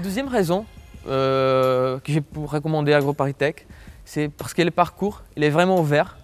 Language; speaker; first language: French; non-native, fluent; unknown